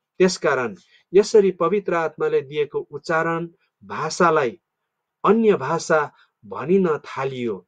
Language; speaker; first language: Nepali; non-native, local second language; Limbu